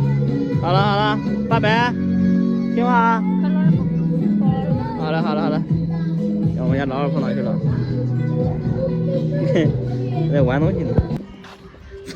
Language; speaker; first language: Chinese; native; Chinese